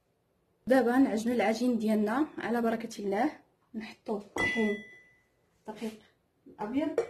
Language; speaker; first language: Arabic; native; Arabic